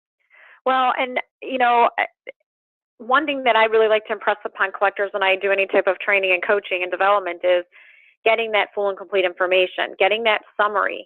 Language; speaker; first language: English; native; English